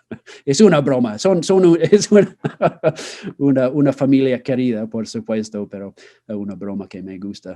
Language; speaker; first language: Spanish; non-native, fluent; English